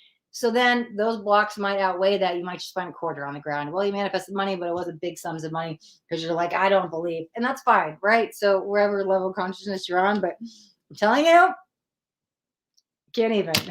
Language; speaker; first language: English; native; English